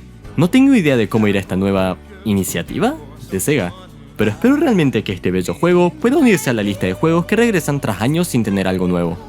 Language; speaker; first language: Spanish; native; Spanish